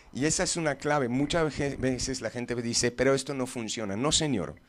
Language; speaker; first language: Spanish; non-native, fluent; English